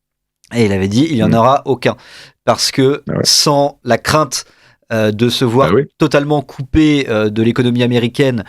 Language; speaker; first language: French; native; French